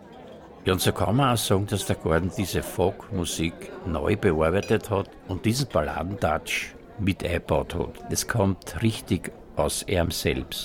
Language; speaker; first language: German; native; German